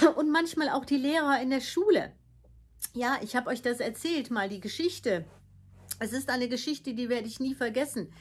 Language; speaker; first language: German; early bilingual, heritage; Dutch